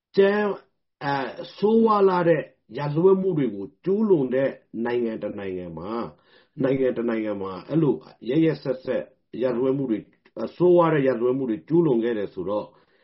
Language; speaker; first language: Burmese; non-native, local second language; Rohingya